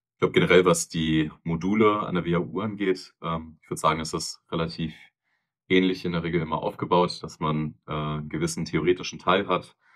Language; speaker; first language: German; native; German